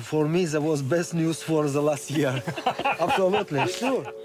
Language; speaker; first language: English; non-native, learner; Russian